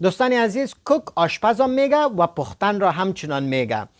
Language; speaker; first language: Persian; non-native, local second language; Pashto